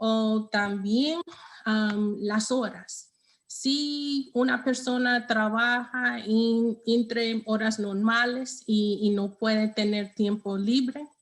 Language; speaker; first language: Spanish; non-native, learner; English